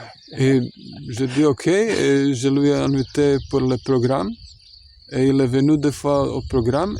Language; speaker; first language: French; non-native, fluent; Croatian